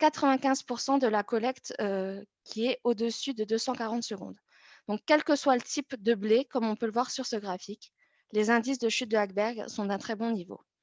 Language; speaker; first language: French; native; French